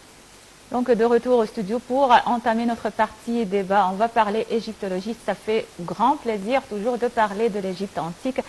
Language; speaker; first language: French; non-native, fluent; Arabic